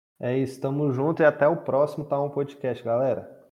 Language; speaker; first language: Portuguese; native; Portuguese